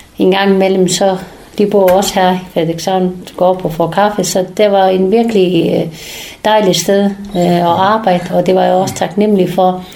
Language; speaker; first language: Danish; non-native, fluent; Persian